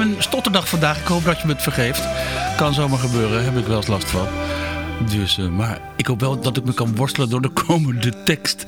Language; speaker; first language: Dutch; native; Dutch